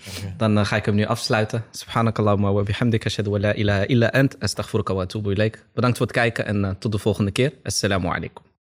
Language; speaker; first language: Dutch; early bilingual, other home language; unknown